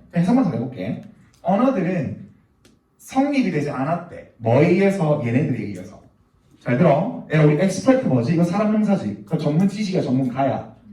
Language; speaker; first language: Korean; native; Korean